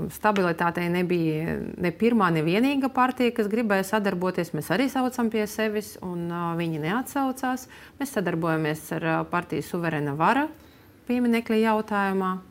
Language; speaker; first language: Latvian; non-native, local second language; Russian